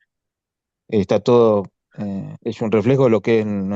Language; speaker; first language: Spanish; native; Spanish